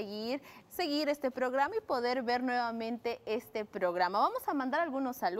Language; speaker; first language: Spanish; native; Spanish